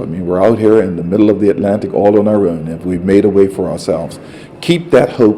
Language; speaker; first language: English; native; English